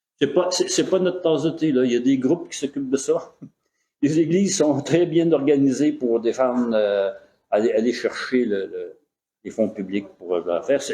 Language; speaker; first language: French; native; French